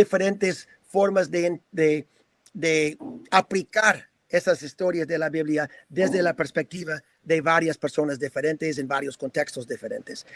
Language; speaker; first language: Spanish; non-native, fluent; English